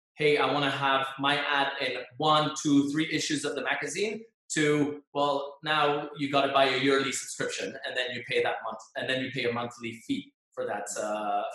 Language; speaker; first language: English; non-native, fluent; French